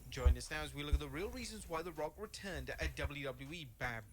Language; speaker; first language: English; native; English